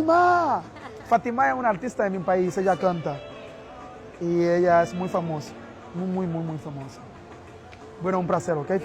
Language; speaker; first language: Spanish; non-native, learner; Haitian Creole